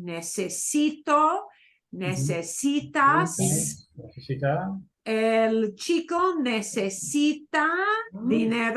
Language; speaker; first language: Spanish; non-native, fluent; English